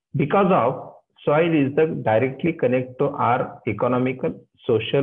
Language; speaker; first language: English; non-native, local second language; Marathi